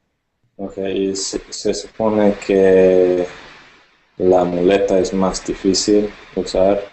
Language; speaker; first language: Spanish; non-native, learner; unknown